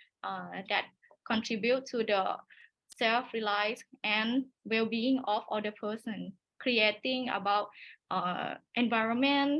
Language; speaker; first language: English; non-native, learner; Thai